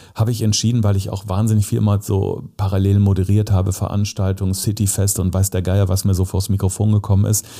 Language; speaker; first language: German; native; German